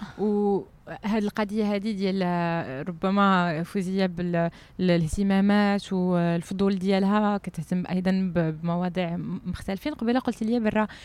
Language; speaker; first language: Arabic; native; Arabic